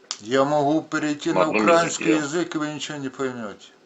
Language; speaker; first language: Russian; non-native, local second language; Ukrainian